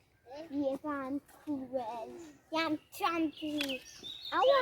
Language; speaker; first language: German; early bilingual, other home language; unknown